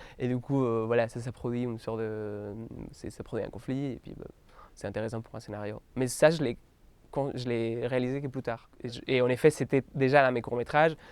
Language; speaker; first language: French; non-native, fluent; Spanish